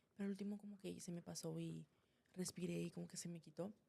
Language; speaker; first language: Spanish; early bilingual, heritage; Spanish